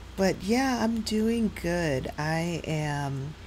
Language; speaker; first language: English; native; English